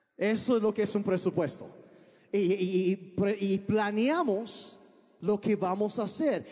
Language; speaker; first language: Spanish; early bilingual, other home language; English